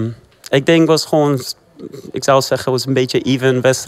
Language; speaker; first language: Dutch; non-native, fluent; Persian